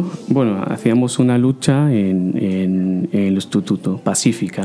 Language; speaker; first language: Spanish; non-native, fluent; Arabic